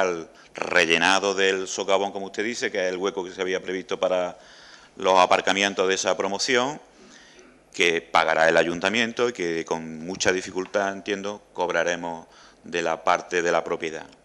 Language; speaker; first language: Spanish; native; Spanish